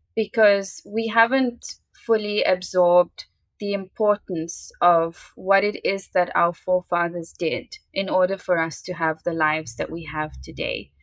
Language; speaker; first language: English; native; English